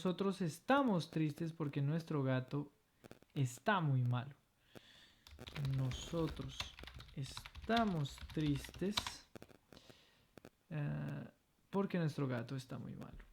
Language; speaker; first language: Spanish; non-native, fluent; French